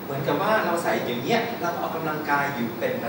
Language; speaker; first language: Thai; native; Thai